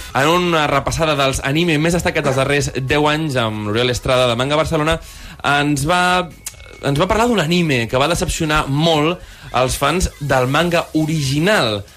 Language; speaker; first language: Catalan; native; Catalan